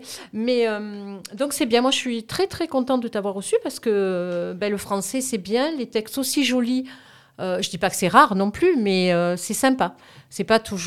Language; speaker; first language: French; native; French